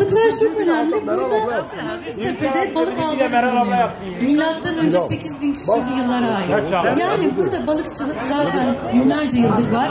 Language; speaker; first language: Turkish; native; Turkish